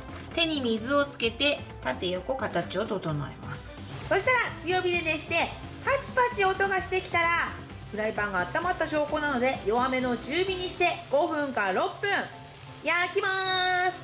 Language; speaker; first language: Japanese; native; Japanese